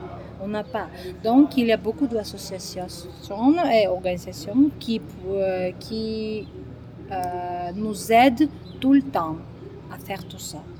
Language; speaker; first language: French; non-native, learner; Georgian